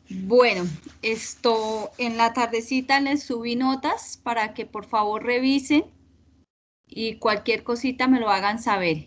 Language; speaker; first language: Spanish; native; Spanish